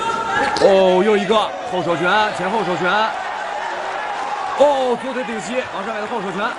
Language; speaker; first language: Chinese; native; Chinese